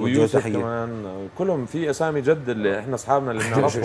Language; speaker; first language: Arabic; native; Arabic